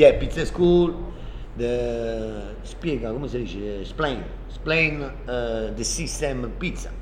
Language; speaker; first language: English; non-native, learner; Italian